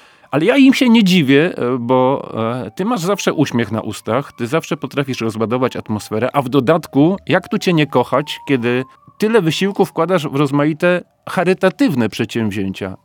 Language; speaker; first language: Polish; native; Polish